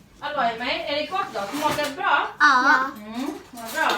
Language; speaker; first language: Swedish; non-native, learner; Thai